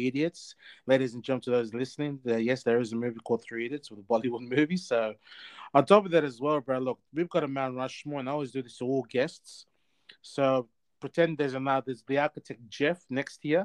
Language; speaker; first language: English; native; English